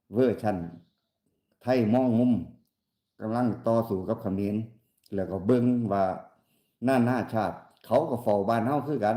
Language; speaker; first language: Thai; non-native, local second language; Lao